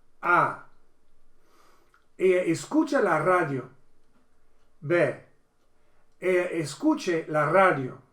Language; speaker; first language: Spanish; non-native, fluent; English